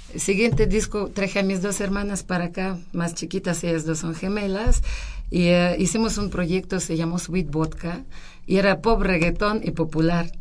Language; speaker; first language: Spanish; non-native, fluent; Russian